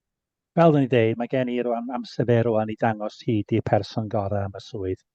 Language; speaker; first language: Welsh; native; Welsh